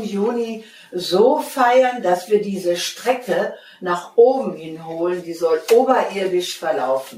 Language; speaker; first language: German; native; German